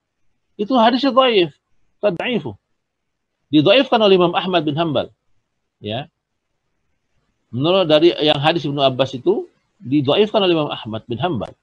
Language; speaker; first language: Indonesian; native; Indonesian